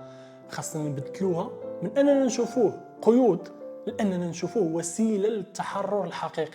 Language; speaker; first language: Arabic; native; Arabic